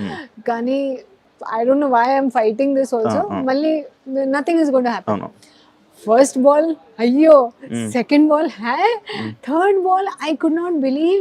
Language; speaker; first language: Telugu; non-native, learner; Hindi